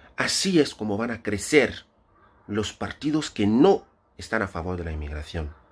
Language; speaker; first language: Spanish; non-native, fluent; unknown